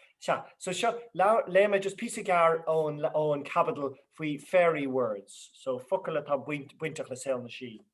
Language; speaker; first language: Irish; non-native, local second language; English